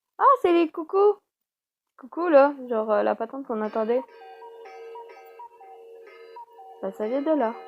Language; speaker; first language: French; native; French